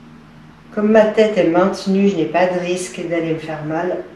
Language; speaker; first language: French; native; French